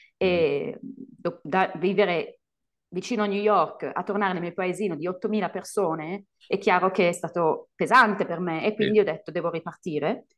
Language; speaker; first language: Italian; native; Italian